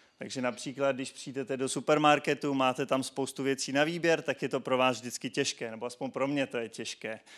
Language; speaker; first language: Czech; native; Czech